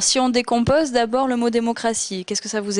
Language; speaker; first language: French; native; French